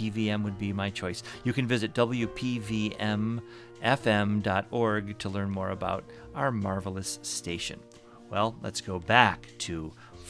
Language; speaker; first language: English; native; English